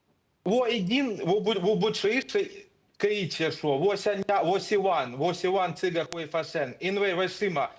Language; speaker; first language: Chinese; non-native, fluent; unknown